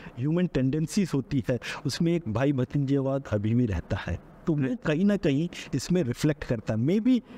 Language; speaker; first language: Hindi; native; Hindi